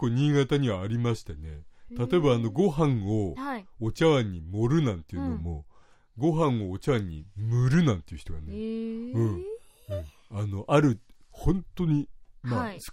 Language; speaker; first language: Japanese; native; Japanese